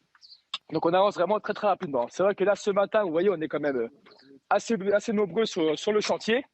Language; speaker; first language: French; native; French